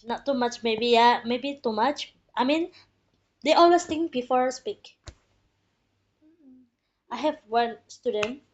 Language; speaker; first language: English; non-native, fluent; Indonesian